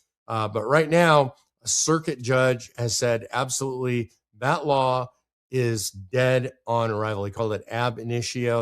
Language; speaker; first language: English; native; English